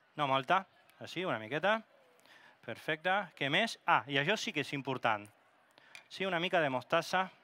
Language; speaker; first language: Catalan; non-native, local second language; Spanish